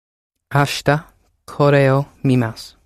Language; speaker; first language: Japanese; non-native, learner; English